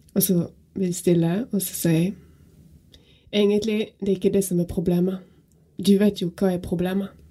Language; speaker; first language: Norwegian; non-native, fluent; French